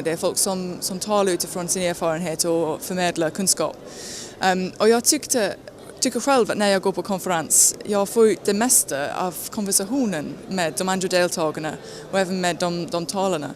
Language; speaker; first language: Swedish; non-native, fluent; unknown